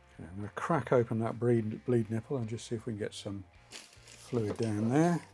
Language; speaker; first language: English; native; English